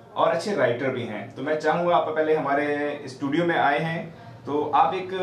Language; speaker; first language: Hindi; native; Hindi